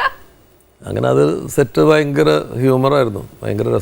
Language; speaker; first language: Malayalam; native; Malayalam